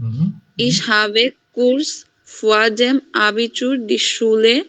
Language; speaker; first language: German; non-native, learner; Bangla